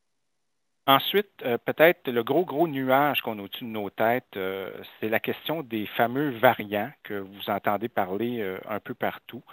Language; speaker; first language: French; native; French